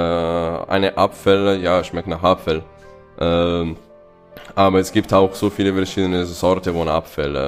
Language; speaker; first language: German; non-native, fluent; Italian